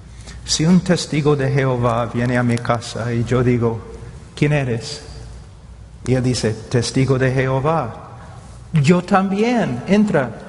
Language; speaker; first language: Spanish; non-native, fluent; English